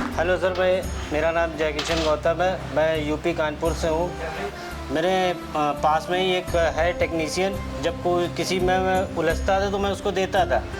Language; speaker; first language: Hindi; native; Hindi